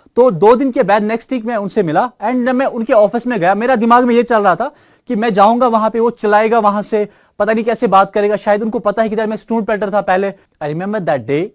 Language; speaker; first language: Hindi; non-native, local second language; Kashmiri